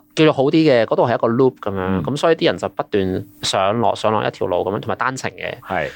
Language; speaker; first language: Cantonese; native; Cantonese